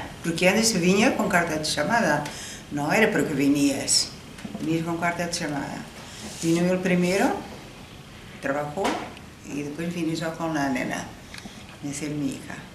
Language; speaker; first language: Portuguese; early bilingual, heritage; Spanish